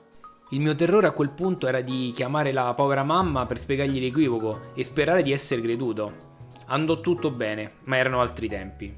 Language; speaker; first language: Italian; native; Italian